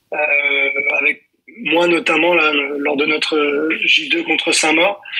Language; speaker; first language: French; native; French